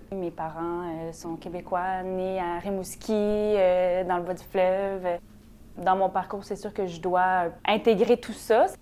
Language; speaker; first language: French; native; French